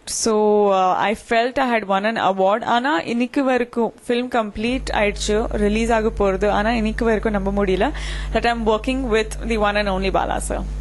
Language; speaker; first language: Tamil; non-native, fluent; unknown